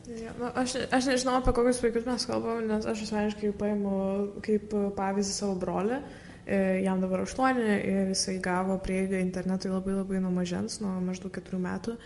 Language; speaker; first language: Lithuanian; native; Lithuanian